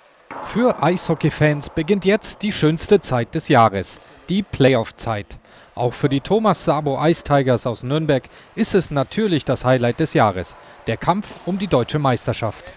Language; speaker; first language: German; native; German